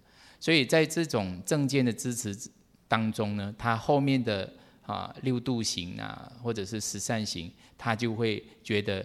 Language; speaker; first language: Chinese; native; Chinese